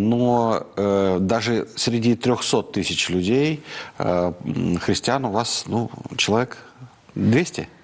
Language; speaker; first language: Russian; native; Russian